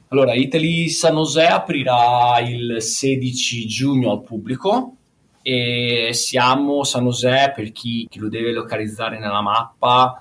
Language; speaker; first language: Italian; native; Italian